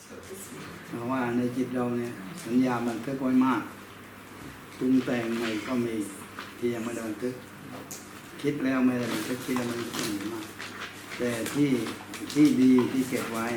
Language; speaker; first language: Thai; native; Thai